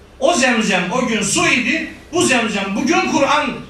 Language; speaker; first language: Turkish; native; Turkish